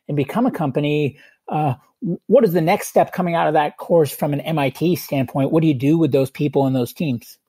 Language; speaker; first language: English; native; English